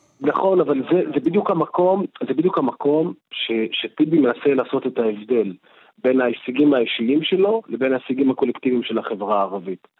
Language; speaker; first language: Hebrew; non-native, local second language; Arabic